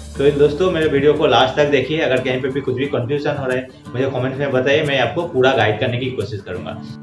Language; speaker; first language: Hindi; non-native, local second language; Bangla